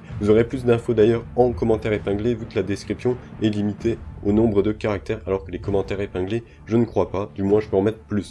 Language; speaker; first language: French; native; French